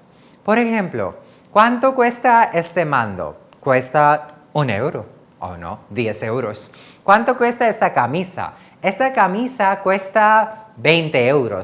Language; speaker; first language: Spanish; non-native, fluent; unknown